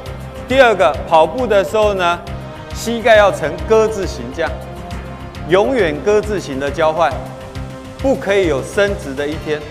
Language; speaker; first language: Chinese; native; Chinese